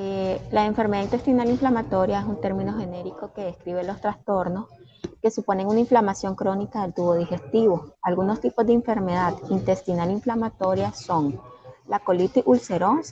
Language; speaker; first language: Spanish; native; Spanish